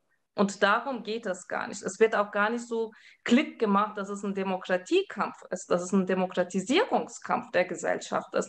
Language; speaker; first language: German; early bilingual, other home language; Turkish